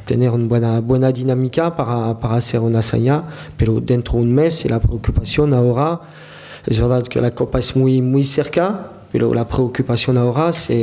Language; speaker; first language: Spanish; non-native, fluent; French